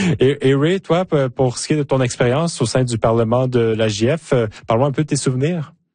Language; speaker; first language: French; native; French